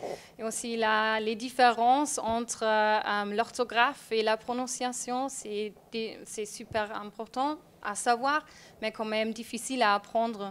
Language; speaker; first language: French; non-native, fluent; German